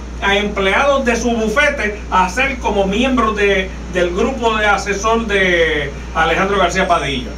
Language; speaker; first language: Spanish; native; Spanish